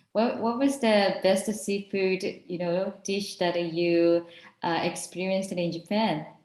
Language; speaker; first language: English; non-native, learner; Japanese